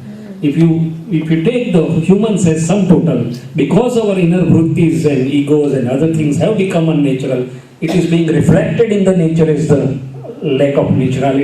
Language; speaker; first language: English; non-native, local second language; Gujarati